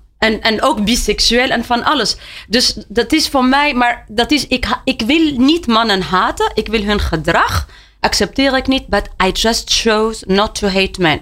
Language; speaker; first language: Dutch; non-native, fluent; Arabic